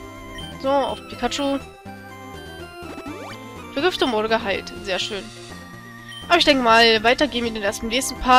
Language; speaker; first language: German; native; German